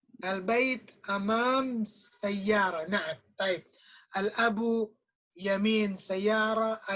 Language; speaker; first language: Arabic; non-native, fluent; Indonesian